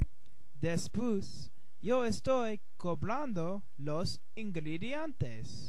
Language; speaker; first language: Spanish; non-native, learner; English